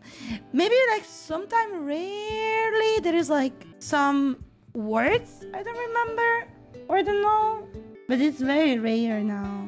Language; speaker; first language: English; non-native, fluent; Italian